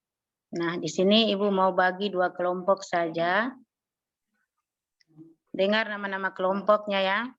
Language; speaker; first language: Indonesian; native; Indonesian